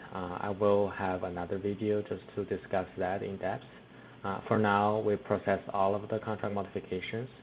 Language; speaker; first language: English; non-native, fluent; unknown